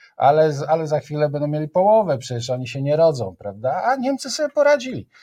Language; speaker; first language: Polish; native; Polish